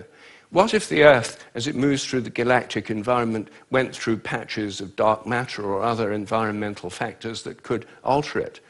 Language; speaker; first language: English; native; English